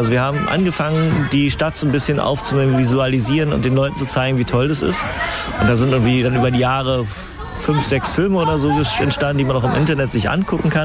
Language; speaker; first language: German; native; German